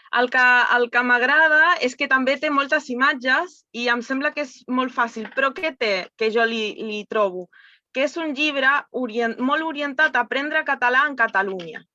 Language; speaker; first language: Catalan; early bilingual, heritage; Spanish